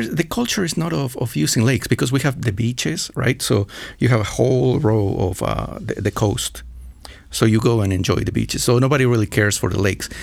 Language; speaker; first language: English; non-native, fluent; Spanish